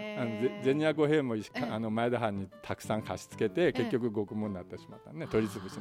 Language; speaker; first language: Japanese; native; Japanese